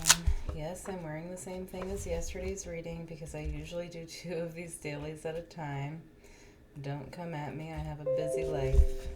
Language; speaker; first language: English; native; English